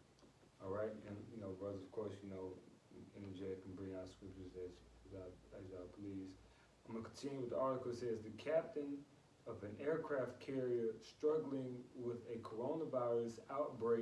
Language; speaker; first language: English; native; English